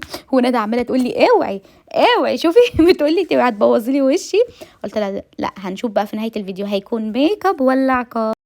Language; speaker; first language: Arabic; native; Arabic